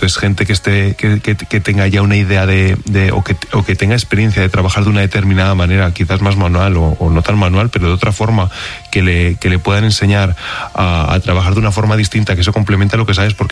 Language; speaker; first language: Spanish; native; Spanish